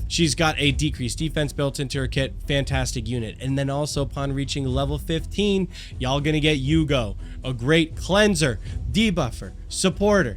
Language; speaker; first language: English; native; English